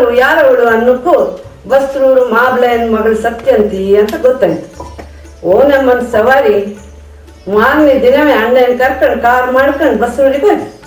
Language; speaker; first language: Kannada; native; Kannada